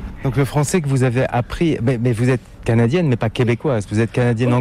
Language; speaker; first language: French; native; French